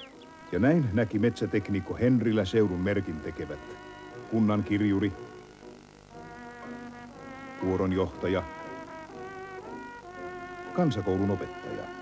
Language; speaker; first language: Finnish; native; Finnish